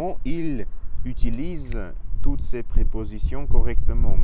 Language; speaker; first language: French; non-native, learner; Russian